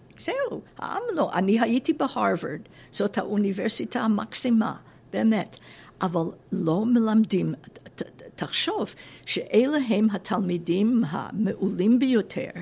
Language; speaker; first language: Hebrew; non-native, fluent; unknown